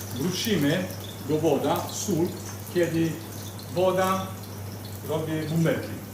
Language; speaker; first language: Polish; non-native, learner; Italian